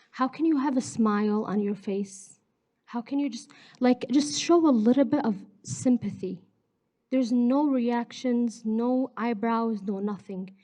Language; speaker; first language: English; early bilingual, other home language; Arabic